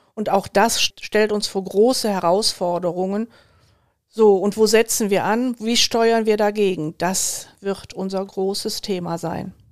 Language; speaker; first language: German; native; German